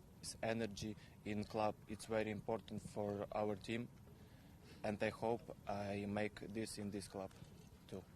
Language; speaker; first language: English; non-native, learner; Ukrainian